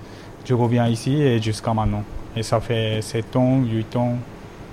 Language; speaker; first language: French; non-native, fluent; Japanese